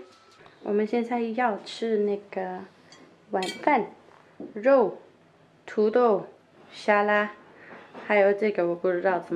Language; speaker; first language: Chinese; non-native, fluent; Danish